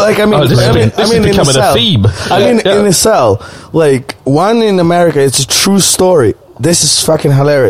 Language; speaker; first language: English; non-native, fluent; Ukrainian